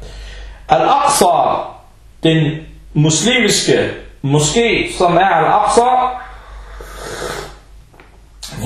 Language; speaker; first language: Danish; early bilingual, other home language; Arabic